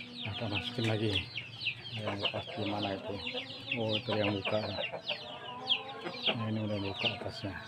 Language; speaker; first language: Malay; non-native, local second language; Javanese